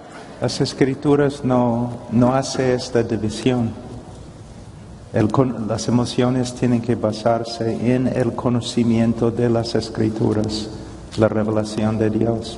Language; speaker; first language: Spanish; non-native, fluent; English